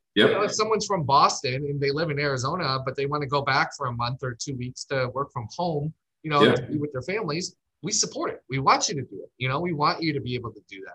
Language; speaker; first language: English; native; English